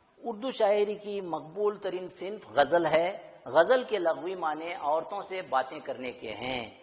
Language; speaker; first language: Urdu; native; Urdu